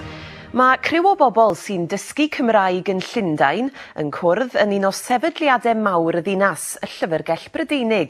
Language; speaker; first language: Welsh; native; Welsh